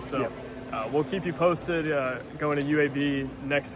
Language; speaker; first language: English; native; English